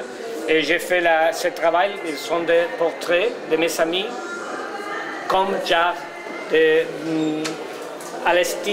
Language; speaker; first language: French; non-native, learner; Spanish